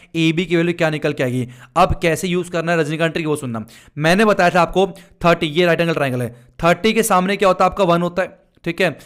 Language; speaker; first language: Hindi; native; Hindi